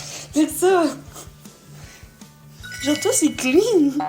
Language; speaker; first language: French; native; French